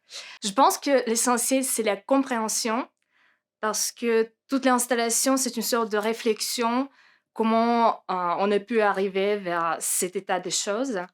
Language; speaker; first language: French; non-native, fluent; Russian